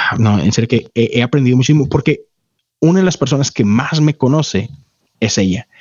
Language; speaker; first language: Spanish; native; Spanish